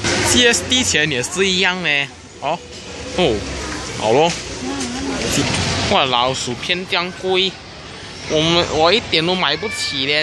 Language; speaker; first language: Chinese; native; Chinese